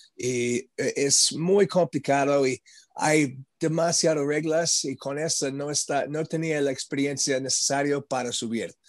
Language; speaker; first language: Spanish; non-native, learner; English